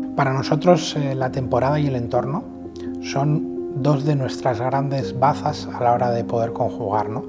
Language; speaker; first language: Spanish; native; Spanish